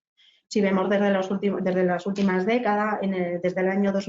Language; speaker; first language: Spanish; native; Spanish